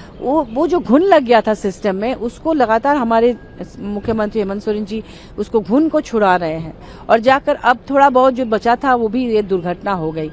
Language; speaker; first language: Hindi; native; Hindi